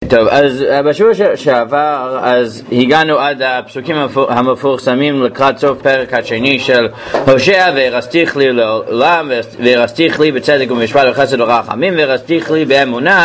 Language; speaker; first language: Hebrew; non-native, fluent; English